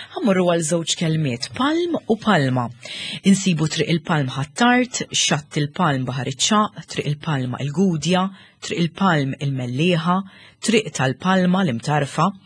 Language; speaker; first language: Maltese; native; Maltese